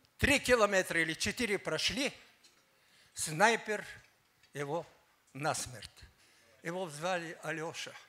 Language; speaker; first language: Russian; non-native, fluent; Armenian